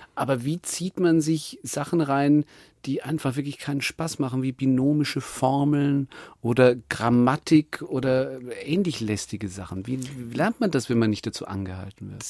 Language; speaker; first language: German; native; German